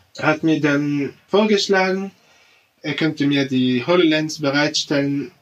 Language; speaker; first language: German; non-native, fluent; Arabic